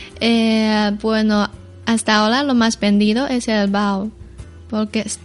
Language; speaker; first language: Spanish; non-native, learner; Chinese